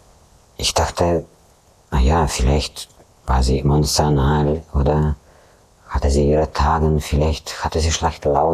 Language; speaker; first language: German; non-native, fluent; Russian